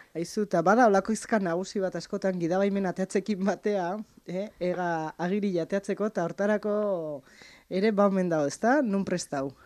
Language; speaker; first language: Basque; native; Basque